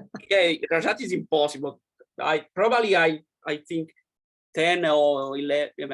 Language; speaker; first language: English; non-native, learner; Italian